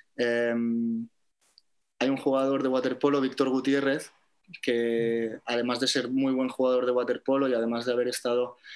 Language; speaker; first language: Spanish; native; Spanish